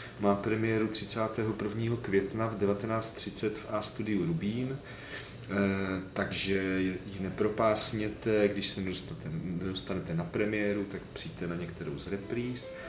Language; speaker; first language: Czech; native; Czech